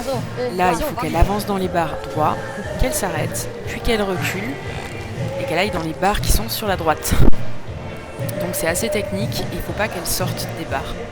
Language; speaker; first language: French; native; French